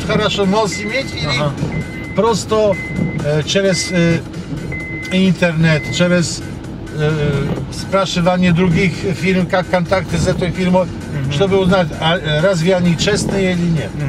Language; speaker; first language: Russian; non-native, learner; Polish